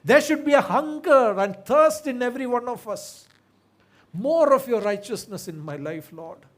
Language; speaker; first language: English; non-native, local second language; Malayalam